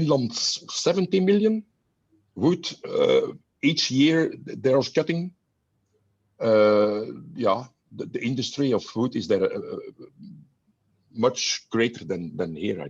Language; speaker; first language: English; non-native, learner; Dutch